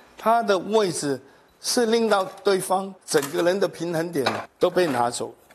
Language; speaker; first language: Chinese; non-native, local second language; Cantonese